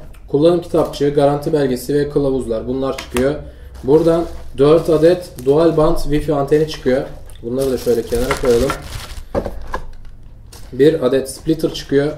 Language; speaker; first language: Turkish; native; Turkish